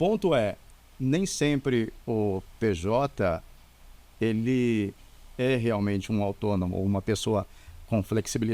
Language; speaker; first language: Portuguese; native; Portuguese